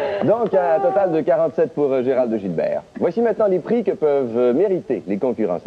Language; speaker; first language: French; native; French